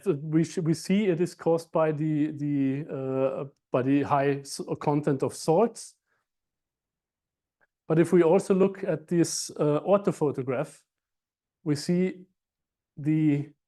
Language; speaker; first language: English; non-native, fluent; German